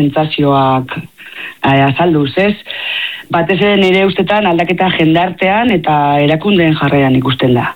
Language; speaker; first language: Basque; non-native, local second language; Spanish